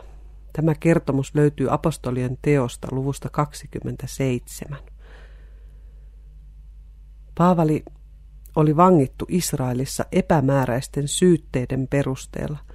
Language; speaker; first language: Finnish; native; Finnish